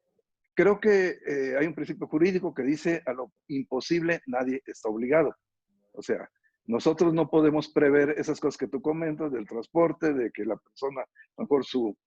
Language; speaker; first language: Spanish; native; Spanish